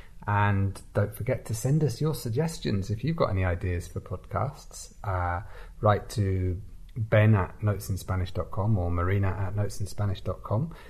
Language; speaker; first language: English; native; English